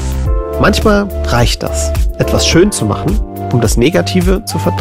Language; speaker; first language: German; native; German